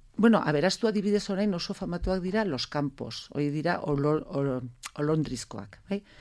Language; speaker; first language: Basque; native; Basque